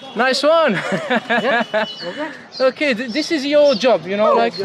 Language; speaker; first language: English; non-native, learner; French